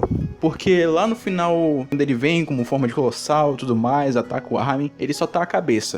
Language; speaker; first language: Portuguese; native; Portuguese